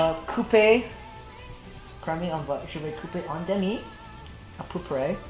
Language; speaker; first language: French; non-native, learner; English